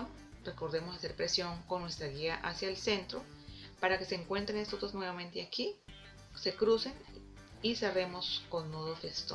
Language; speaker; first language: Spanish; native; Spanish